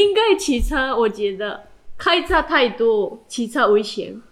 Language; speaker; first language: Chinese; non-native, learner; Japanese